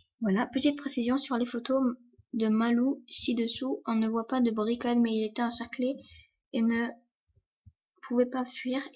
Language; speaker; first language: French; early bilingual, other home language; Polish